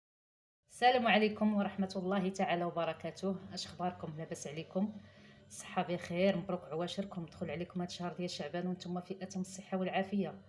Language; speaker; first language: Arabic; native; Arabic